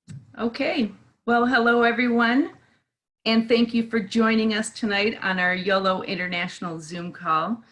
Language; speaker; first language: English; native; English